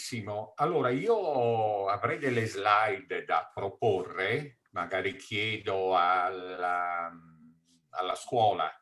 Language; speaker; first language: Italian; native; Italian